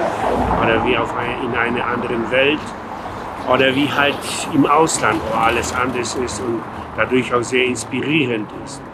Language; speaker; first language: German; non-native, fluent; Polish